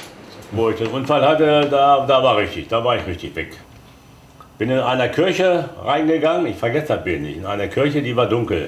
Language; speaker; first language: German; native; German